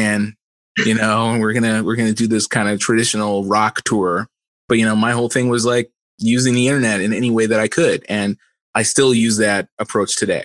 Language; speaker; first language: English; native; English